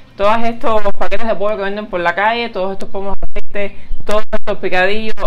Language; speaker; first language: Spanish; native; Spanish